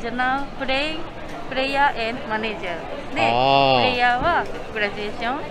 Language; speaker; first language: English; non-native, learner; Japanese